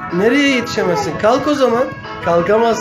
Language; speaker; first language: Turkish; native; Turkish